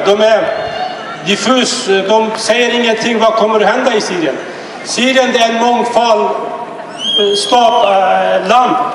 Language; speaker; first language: Swedish; non-native, fluent; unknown